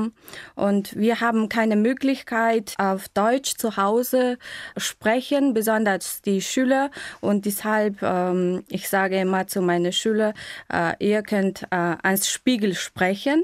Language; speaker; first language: German; non-native, fluent; Mongolian